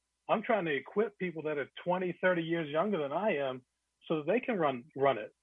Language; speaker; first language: English; native; English